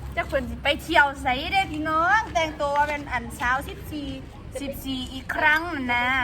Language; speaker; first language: Thai; non-native, local second language; Northeastern Thai